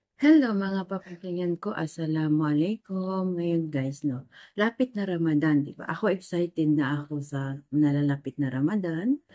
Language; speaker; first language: Filipino; non-native, local second language; Maguindanaon